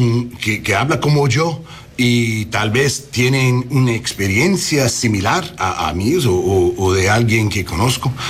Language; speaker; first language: Spanish; early bilingual, heritage; English